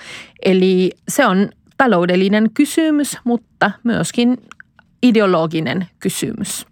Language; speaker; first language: Finnish; non-native, fluent; Spanish